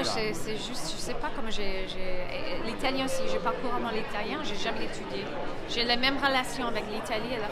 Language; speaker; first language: French; non-native, fluent; English